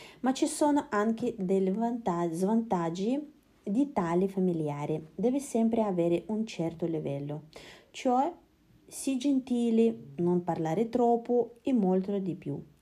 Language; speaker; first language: Italian; non-native, fluent; Russian